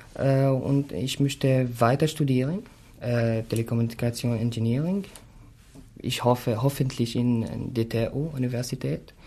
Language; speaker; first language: German; non-native, fluent; Arabic